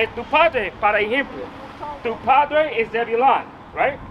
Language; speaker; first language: Spanish; non-native, learner; English